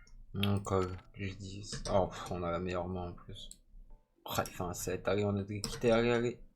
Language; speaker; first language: French; native; French